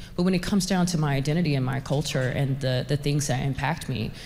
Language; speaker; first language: English; native; English